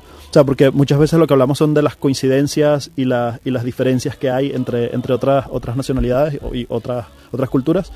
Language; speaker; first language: Spanish; native; Spanish